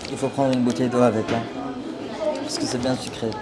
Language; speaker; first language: French; early bilingual, heritage; Turkish